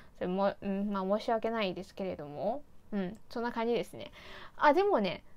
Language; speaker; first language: Japanese; non-native, fluent; Chinese